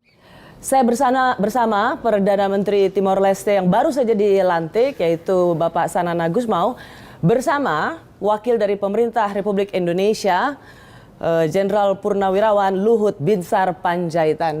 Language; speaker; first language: Indonesian; native; Indonesian